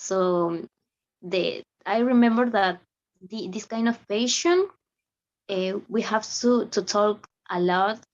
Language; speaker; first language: English; non-native, learner; Spanish